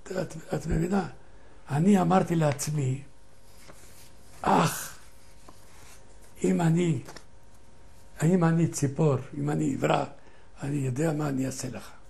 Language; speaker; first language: Hebrew; non-native, fluent; Ladino